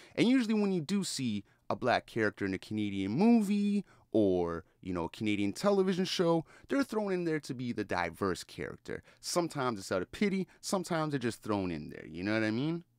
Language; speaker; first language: English; native; English